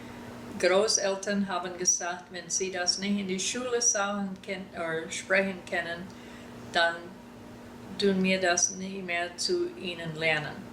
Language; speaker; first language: German; early bilingual, heritage; German